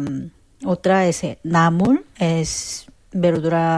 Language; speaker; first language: Spanish; non-native, learner; Korean